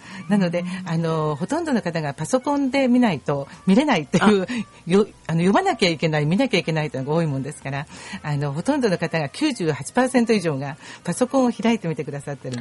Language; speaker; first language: Japanese; native; Japanese